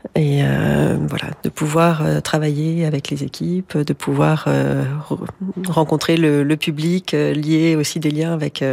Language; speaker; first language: French; native; French